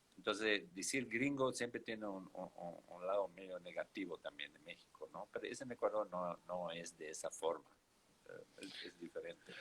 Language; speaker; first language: Spanish; non-native, fluent; German